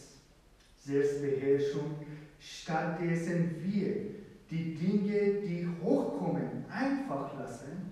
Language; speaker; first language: German; non-native, fluent; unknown